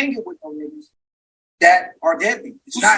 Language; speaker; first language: English; native; English